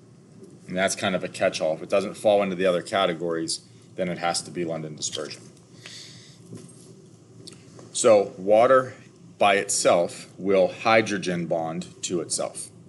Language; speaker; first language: English; native; English